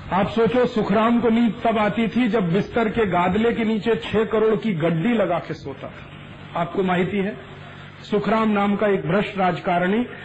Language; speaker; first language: Hindi; native; Hindi